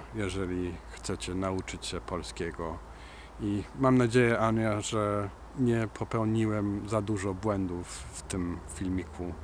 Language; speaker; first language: Polish; non-native, learner; English